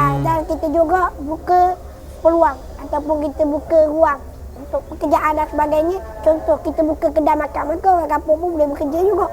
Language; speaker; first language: Malay; native; Malay